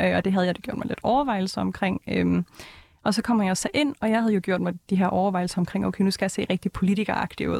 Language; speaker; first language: Danish; early bilingual, other home language; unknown